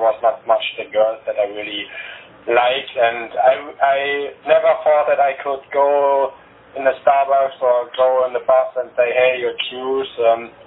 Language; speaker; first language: English; non-native, learner; German